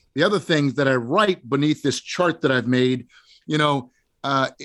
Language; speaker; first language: English; native; English